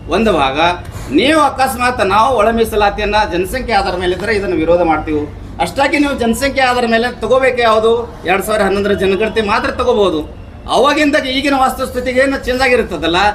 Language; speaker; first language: Kannada; non-native, local second language; Lambadi